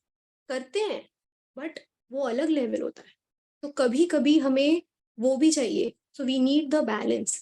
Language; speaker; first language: Hindi; native; Hindi